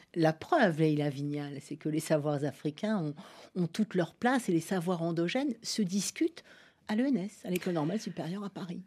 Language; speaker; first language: French; native; French